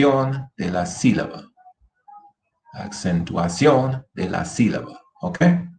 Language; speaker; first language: Spanish; non-native, fluent; English